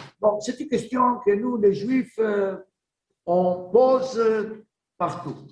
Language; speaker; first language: French; non-native, learner; Greek